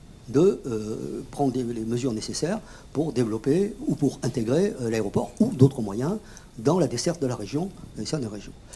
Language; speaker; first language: French; native; French